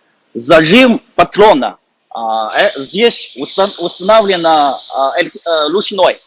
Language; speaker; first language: Russian; non-native, learner; Chinese